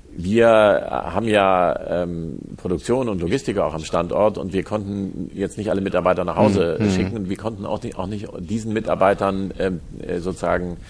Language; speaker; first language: German; native; German